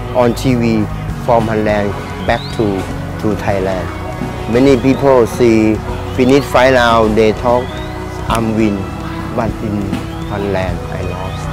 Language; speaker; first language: English; non-native, learner; Thai